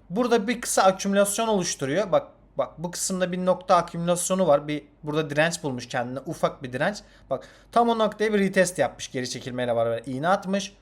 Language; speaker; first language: Turkish; non-native, fluent; Azerbaijani